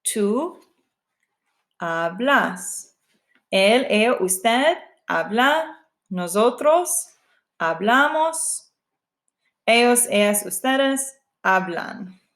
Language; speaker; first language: Spanish; non-native, fluent; English